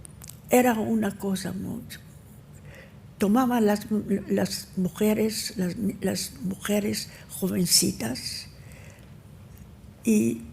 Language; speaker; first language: Spanish; early bilingual, heritage; Ladino